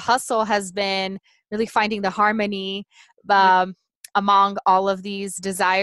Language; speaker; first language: English; non-native, fluent; Portuguese